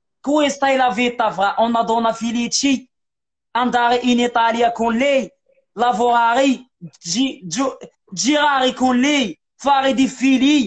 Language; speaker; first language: Italian; non-native, learner; Arabic